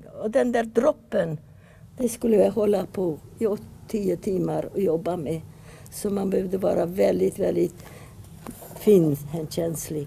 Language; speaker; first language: Swedish; non-native, fluent; Yiddish